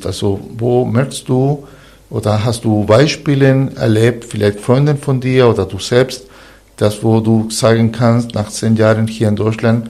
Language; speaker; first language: German; non-native, fluent; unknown